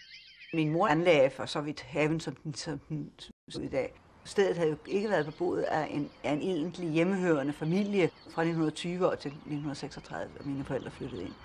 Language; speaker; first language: Danish; native; Danish